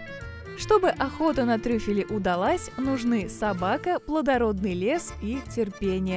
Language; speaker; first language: Russian; native; Russian